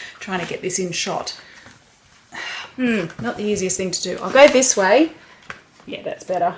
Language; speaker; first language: English; native; English